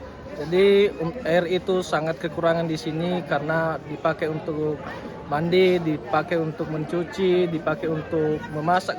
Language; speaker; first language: Indonesian; non-native, local second language; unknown